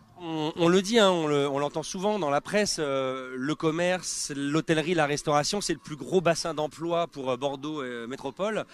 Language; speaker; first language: French; native; French